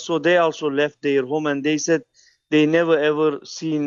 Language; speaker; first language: English; non-native, fluent; Turkish